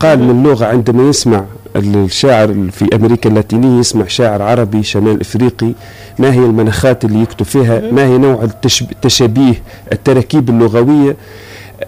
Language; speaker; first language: Arabic; native; Arabic